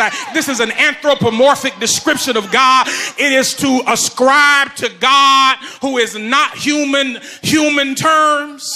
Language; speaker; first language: English; native; English